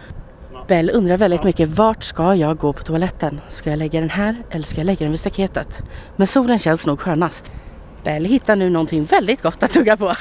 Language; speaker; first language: Swedish; native; Swedish